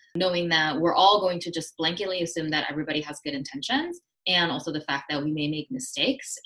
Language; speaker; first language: English; early bilingual, other home language; Korean